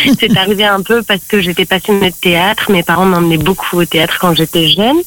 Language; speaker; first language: French; native; French